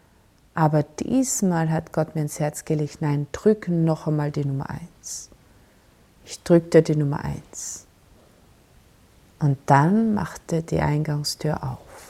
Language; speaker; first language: German; non-native, fluent; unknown